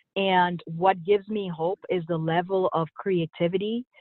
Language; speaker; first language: English; early bilingual, other home language; Haitian Creole